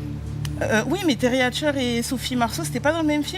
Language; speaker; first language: French; native; French